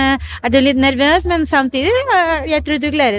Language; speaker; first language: Norwegian; non-native, fluent; Spanish